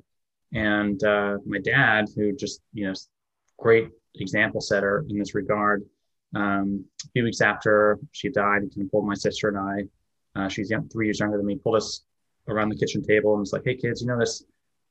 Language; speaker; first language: English; native; English